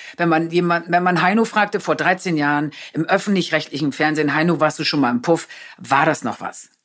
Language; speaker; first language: German; non-native, local second language; Low German